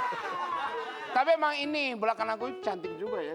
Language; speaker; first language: Indonesian; non-native, fluent; Japanese